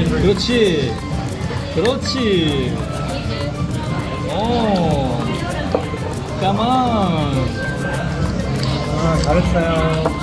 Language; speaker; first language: Korean; native; Korean